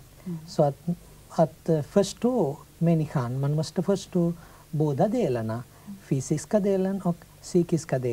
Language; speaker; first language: Swedish; non-native, fluent; Sinhala